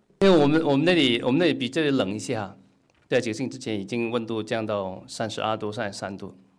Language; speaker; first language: Chinese; non-native, local second language; Cantonese